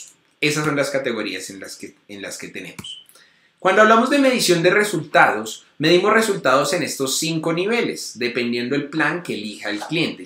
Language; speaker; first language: Spanish; native; Spanish